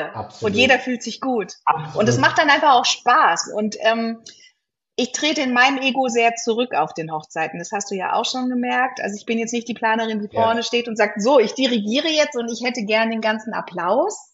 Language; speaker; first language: German; native; German